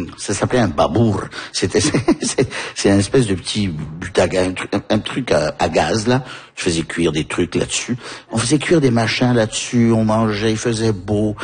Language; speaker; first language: French; early bilingual, heritage; French